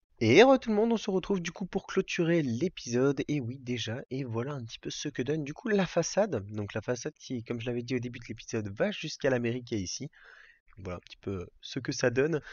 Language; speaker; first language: French; native; French